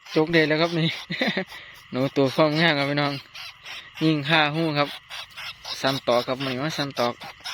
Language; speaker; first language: Thai; native; Thai